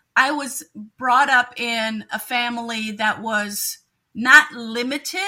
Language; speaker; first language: English; non-native, fluent; German